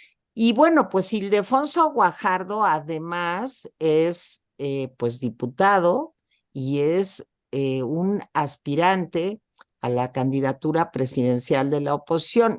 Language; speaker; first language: Spanish; native; Spanish